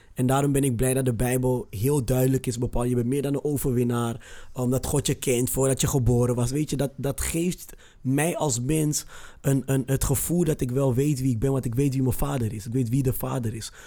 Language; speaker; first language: Dutch; early bilingual, other home language; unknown